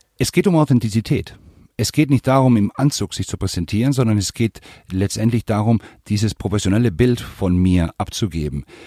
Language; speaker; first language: German; non-native, fluent; Spanish